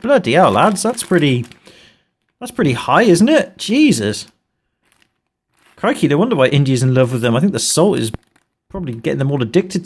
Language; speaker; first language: English; native; English